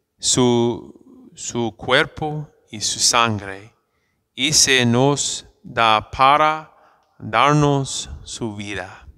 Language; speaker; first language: Spanish; non-native, fluent; English